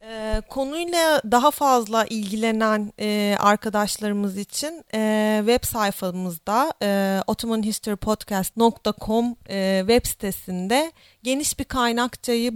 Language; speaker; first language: Turkish; native; Turkish